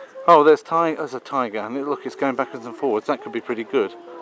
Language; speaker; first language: English; native; English